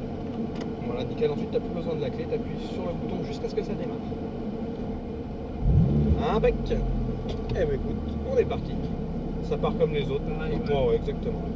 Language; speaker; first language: French; native; French